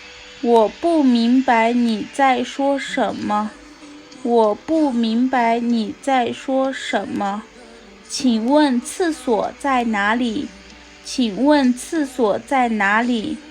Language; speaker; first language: Chinese; non-native, local second language; Tibetan